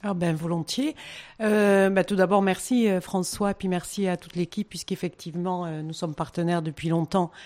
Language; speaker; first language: French; native; French